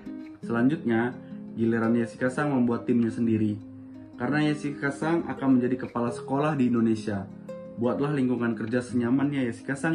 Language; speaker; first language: Indonesian; non-native, fluent; Japanese